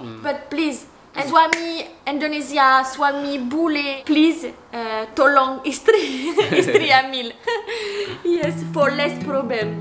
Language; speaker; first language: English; non-native, learner; French